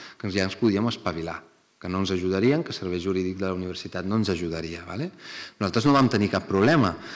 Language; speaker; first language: Catalan; non-native, fluent; Italian